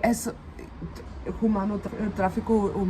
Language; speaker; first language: Spanish; non-native, fluent; German